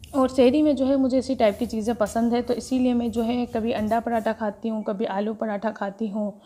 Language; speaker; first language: Urdu; native; Urdu